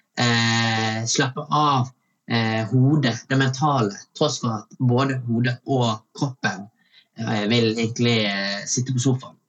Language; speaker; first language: Norwegian; early bilingual, other home language; Tamil